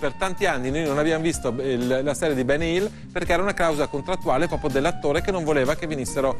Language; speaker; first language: Italian; native; Italian